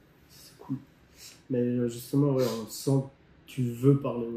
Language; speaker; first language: French; native; French